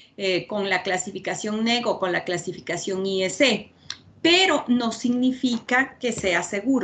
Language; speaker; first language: Spanish; native; Spanish